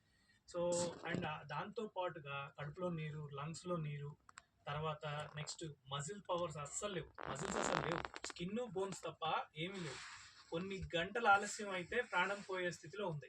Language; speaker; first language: Telugu; native; Telugu